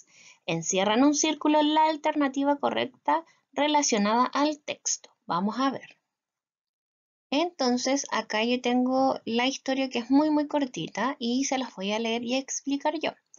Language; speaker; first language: Spanish; native; Spanish